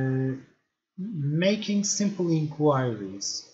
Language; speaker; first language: English; non-native, fluent; Turkish